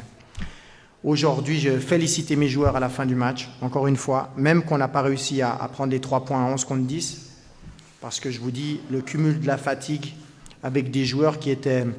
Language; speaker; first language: French; native; French